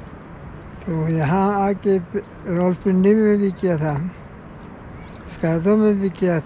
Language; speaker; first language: Hindi; non-native, local second language; Balti